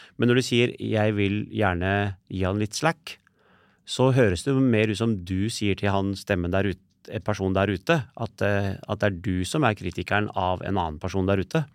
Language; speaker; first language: Norwegian; early bilingual, other home language; Urdu